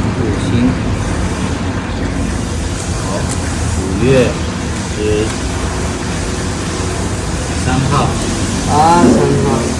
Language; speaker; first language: Chinese; non-native, learner; Filipino